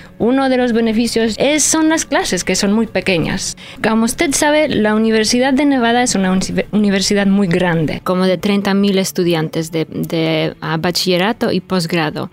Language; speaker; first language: Spanish; non-native, fluent; Polish